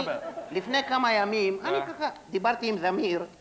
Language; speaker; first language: Hebrew; native; Hebrew